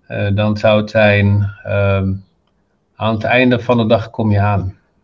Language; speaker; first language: Dutch; non-native, fluent; Arabic